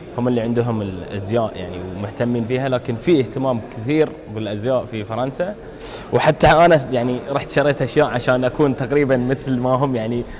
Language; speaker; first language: Arabic; native; Arabic